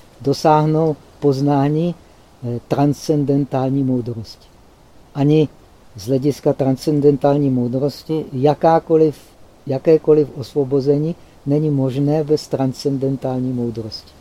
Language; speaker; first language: Czech; native; Czech